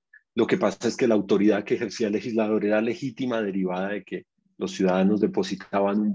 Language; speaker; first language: Spanish; native; Spanish